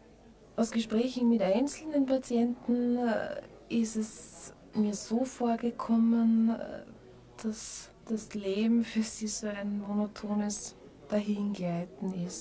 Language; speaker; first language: German; native; German